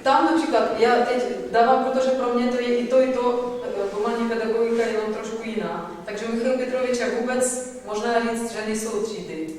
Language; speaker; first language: Czech; non-native, fluent; Russian